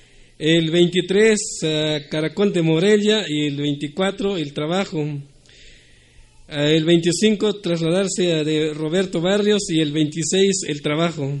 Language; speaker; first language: Spanish; non-native, local second language; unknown